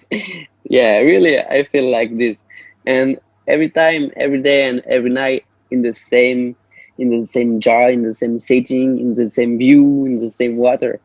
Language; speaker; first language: English; non-native, learner; French